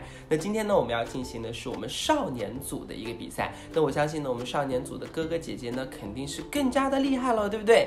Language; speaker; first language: Chinese; native; Chinese